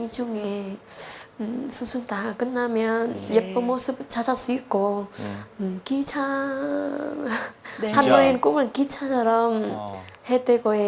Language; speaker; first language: Korean; non-native, learner; Vietnamese